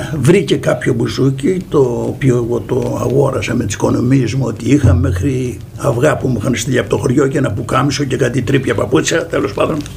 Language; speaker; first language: Greek; native; Greek